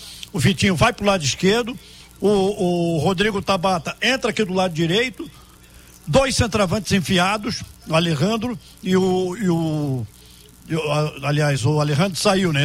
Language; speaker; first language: Portuguese; native; Portuguese